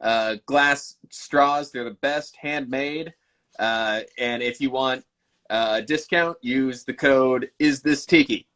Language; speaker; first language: English; native; English